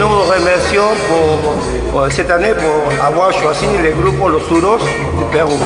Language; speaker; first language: French; non-native, fluent; Spanish